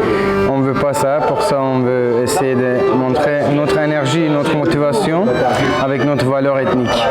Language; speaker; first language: French; non-native, fluent; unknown